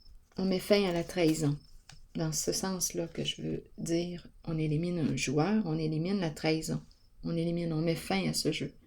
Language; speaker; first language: French; native; French